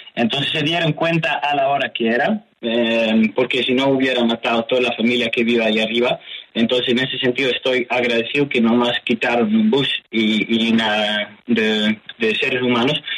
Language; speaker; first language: Spanish; non-native, fluent; Dutch